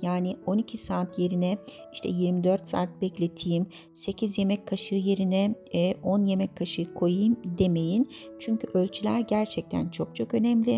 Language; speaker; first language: Turkish; native; Turkish